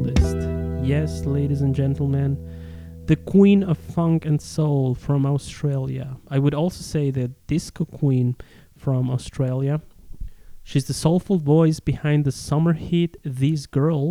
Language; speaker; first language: English; non-native, fluent; Spanish